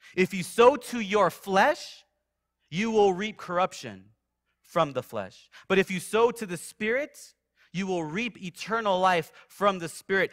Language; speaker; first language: English; native; English